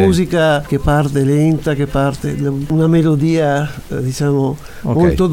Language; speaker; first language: Italian; native; Italian